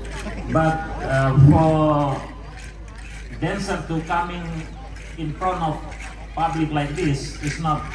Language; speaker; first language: English; non-native, learner; Indonesian